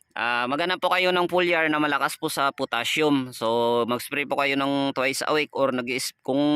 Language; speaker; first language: Filipino; non-native, local second language; Kinaray-a